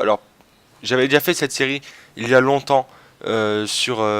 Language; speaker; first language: French; native; French